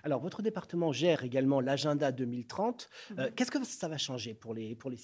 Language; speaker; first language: French; native; French